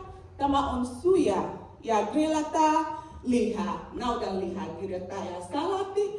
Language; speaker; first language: Finnish; non-native, learner; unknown